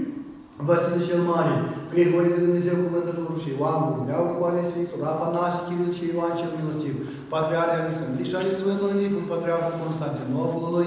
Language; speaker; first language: Romanian; native; Romanian